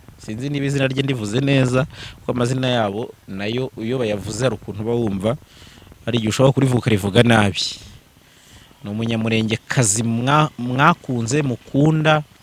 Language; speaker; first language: Kinyarwanda; native; Kinyarwanda